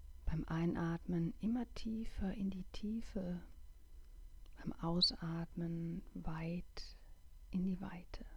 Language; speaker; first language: German; native; German